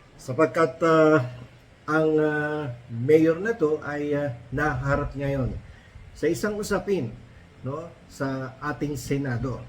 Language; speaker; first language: Filipino; native; Filipino